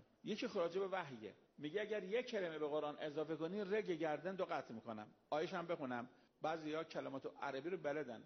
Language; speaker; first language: Persian; native; Persian